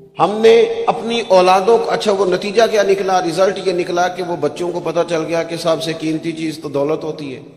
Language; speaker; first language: Urdu; non-native, local second language; Punjabi